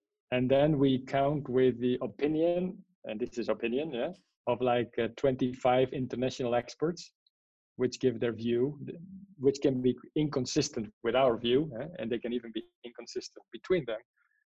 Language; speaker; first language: English; non-native, fluent; Dutch